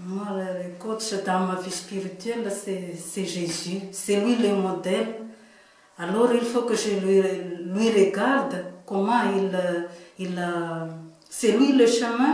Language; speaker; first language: French; non-native, local second language; Malagasy